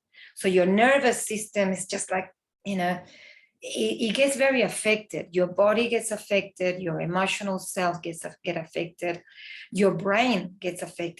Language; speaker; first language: English; non-native, fluent; Spanish